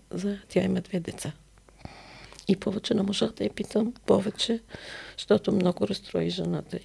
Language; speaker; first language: Bulgarian; non-native, fluent; Arabic